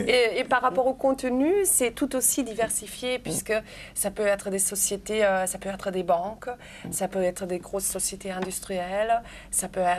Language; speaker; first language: French; non-native, fluent; German